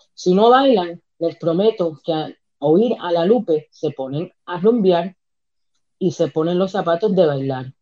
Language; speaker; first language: Spanish; early bilingual, heritage; Spanish